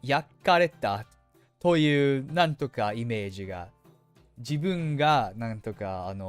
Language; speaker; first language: Japanese; non-native, fluent; English